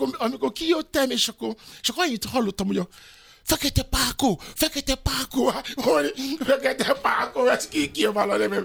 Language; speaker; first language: Hungarian; non-native, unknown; Yoruba